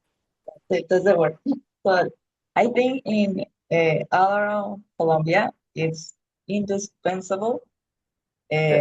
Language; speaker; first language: English; non-native, learner; Spanish